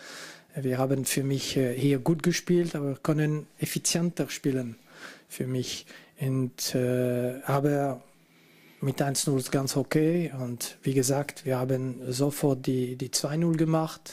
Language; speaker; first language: German; non-native, fluent; French